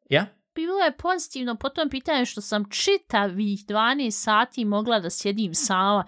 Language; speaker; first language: Bosnian; early bilingual, heritage; Bosnian